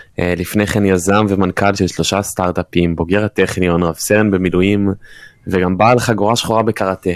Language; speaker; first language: Hebrew; native; Hebrew